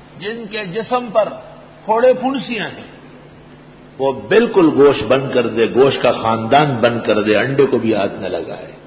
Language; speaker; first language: Urdu; non-native, local second language; Pashto